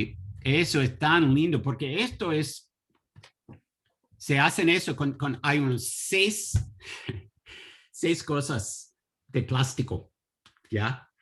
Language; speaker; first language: Spanish; non-native, learner; English